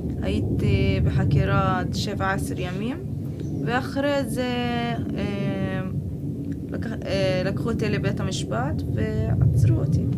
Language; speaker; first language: Hebrew; non-native, local second language; Arabic